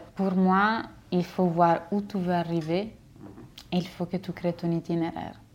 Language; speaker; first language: French; non-native, fluent; Italian